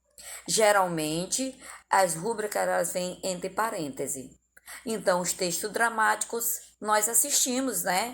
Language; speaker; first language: Portuguese; native; Portuguese